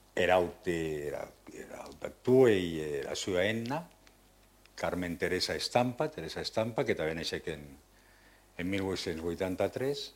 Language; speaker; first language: Catalan; non-native, local second language; Occitan